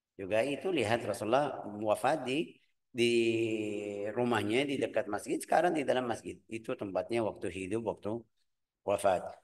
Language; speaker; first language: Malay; non-native, fluent; Arabic